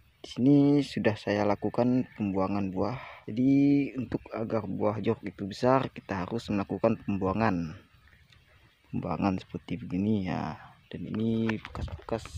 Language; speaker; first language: Indonesian; non-native, local second language; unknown